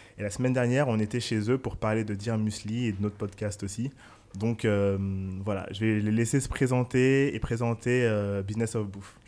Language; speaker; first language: French; native; French